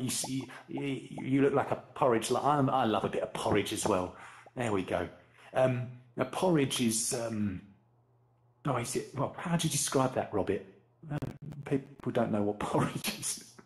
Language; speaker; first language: English; native; English